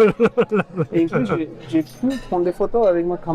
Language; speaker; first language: French; non-native, fluent; Spanish